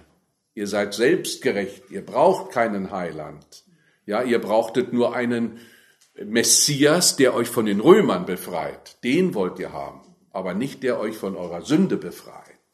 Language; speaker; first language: German; native; German